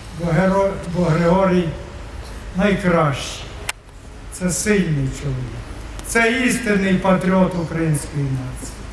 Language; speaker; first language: Ukrainian; native; Ukrainian